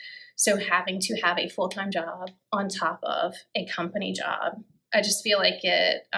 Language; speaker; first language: English; native; English